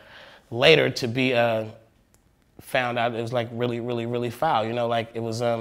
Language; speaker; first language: English; native; English